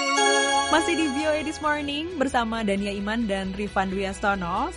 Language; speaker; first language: Indonesian; native; Indonesian